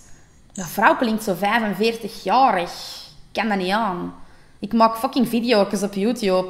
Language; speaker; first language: Dutch; native; Dutch